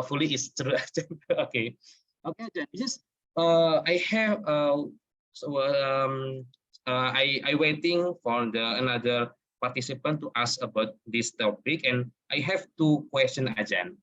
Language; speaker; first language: English; non-native, learner; Indonesian